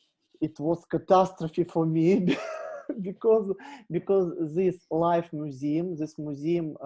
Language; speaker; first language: English; non-native, learner; Russian